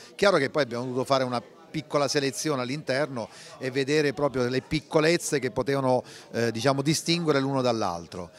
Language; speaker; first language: Italian; native; Italian